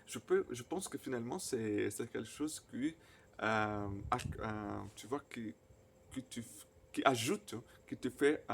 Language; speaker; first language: French; non-native, fluent; Portuguese